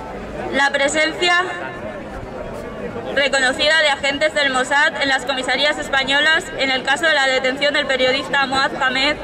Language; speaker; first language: Spanish; native; Spanish